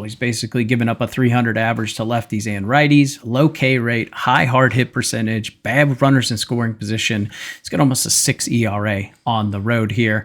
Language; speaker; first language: English; native; English